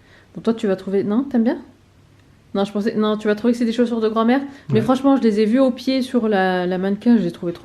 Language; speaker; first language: French; native; French